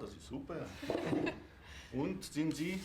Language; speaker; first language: German; non-native, local second language; French